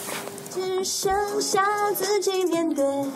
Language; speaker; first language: Chinese; native; Chinese